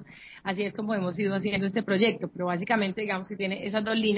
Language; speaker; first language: Spanish; native; Spanish